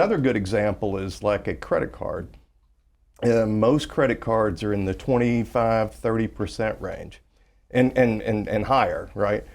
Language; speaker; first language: English; native; English